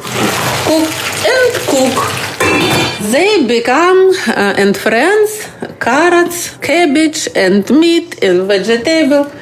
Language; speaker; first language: English; non-native, learner; Russian